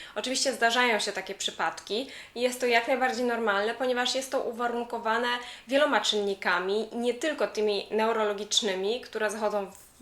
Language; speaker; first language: Polish; native; Polish